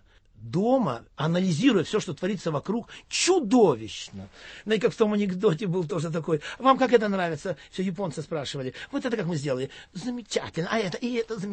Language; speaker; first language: Russian; native; Russian